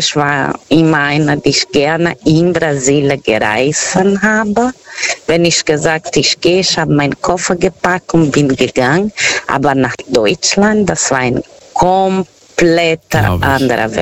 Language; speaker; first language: German; non-native, fluent; Portuguese